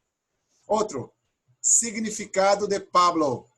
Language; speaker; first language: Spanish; non-native, fluent; Portuguese